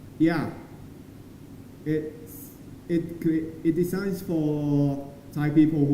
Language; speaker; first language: English; non-native, learner; Thai